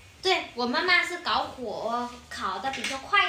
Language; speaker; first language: Chinese; non-native, fluent; Vietnamese